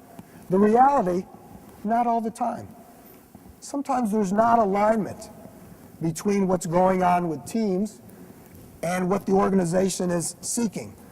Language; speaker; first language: English; native; English